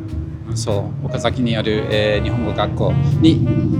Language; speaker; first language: Japanese; non-native, learner; English